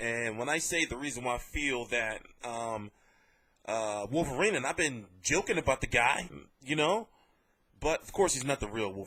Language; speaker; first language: English; native; English